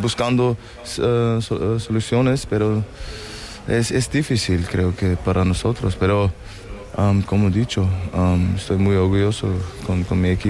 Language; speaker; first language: Spanish; non-native, fluent; German